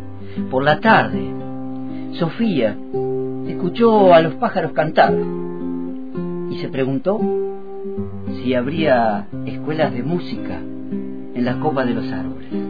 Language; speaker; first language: Spanish; native; Spanish